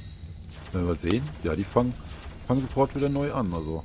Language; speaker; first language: German; native; German